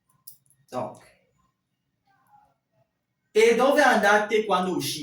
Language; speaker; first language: Italian; non-native, fluent; French